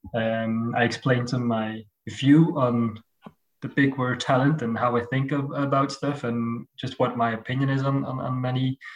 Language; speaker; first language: English; non-native, fluent; Dutch